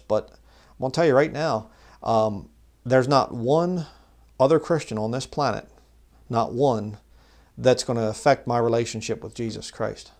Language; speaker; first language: English; native; English